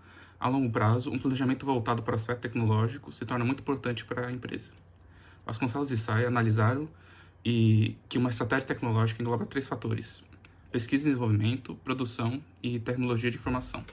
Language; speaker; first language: Portuguese; native; Portuguese